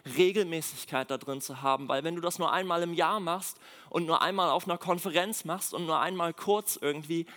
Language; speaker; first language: German; native; German